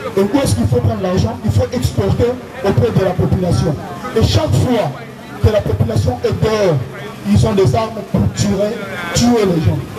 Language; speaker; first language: French; non-native, local second language; Lingala